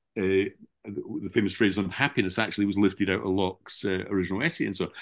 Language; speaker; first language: English; native; English